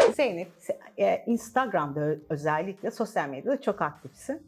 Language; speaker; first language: Turkish; native; Turkish